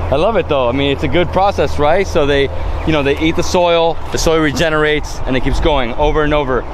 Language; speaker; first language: English; native; English